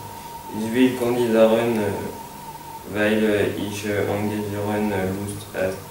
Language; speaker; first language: German; non-native, learner; French